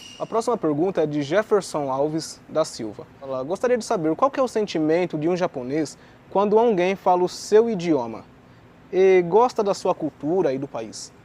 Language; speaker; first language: Portuguese; native; Portuguese